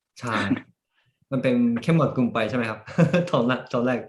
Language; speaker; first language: Thai; early bilingual, heritage; Japanese